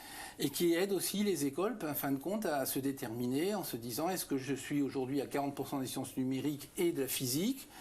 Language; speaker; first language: French; native; French